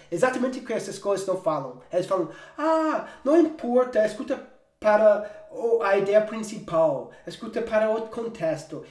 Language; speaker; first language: Portuguese; non-native, fluent; English